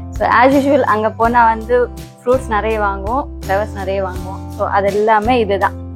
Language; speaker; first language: Tamil; non-native, local second language; Telugu